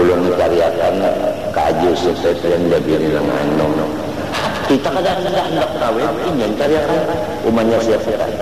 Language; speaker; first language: Malay; non-native, local second language; Banjar